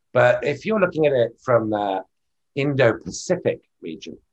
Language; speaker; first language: English; native; English